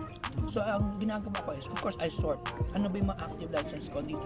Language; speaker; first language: Filipino; native; Filipino